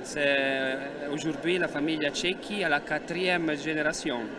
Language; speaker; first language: French; non-native, learner; Italian